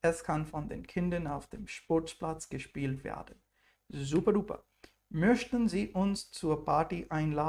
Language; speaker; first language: German; non-native, fluent; English